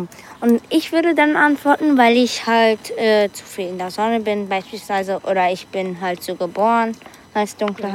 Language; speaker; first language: German; early bilingual, other home language; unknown